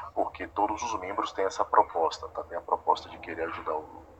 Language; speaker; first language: Portuguese; native; Portuguese